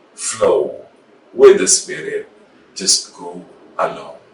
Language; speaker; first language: English; non-native, local second language; Filipino